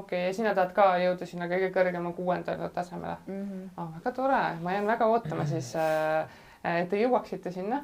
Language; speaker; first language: Estonian; native; Estonian